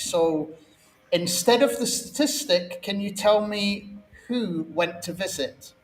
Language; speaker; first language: English; native; English